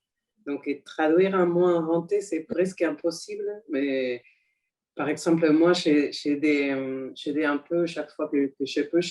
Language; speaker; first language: French; non-native, fluent; Spanish